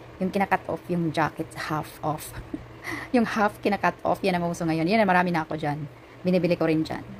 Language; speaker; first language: Filipino; non-native, local second language; Cebuano